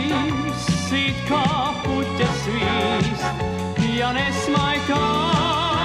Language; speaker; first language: Latvian; native; Latvian